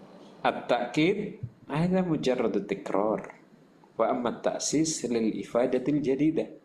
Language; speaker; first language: Arabic; non-native, fluent; Indonesian